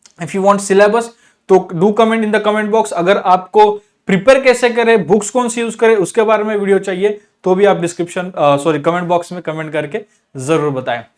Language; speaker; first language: Hindi; non-native, local second language; Marathi